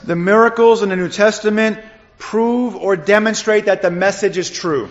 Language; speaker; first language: English; native; English